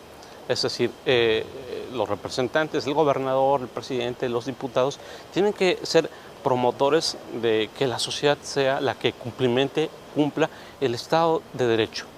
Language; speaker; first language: Spanish; native; Spanish